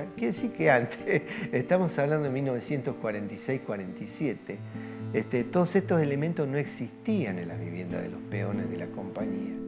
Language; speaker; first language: Spanish; native; Spanish